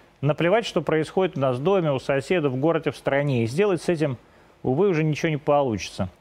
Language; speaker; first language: Russian; native; Russian